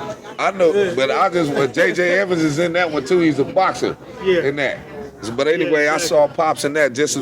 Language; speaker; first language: English; native; English